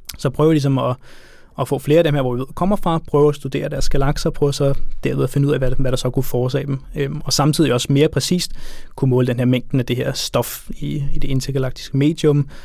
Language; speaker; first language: Danish; native; Danish